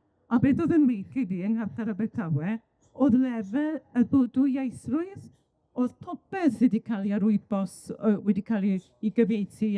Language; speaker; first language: Welsh; native; Welsh